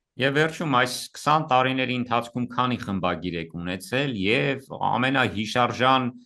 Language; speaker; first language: Armenian; native; Armenian